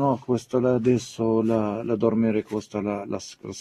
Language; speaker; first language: Italian; non-native, learner; Arabic